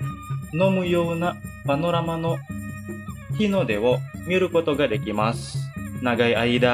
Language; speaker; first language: Japanese; non-native, fluent; Indonesian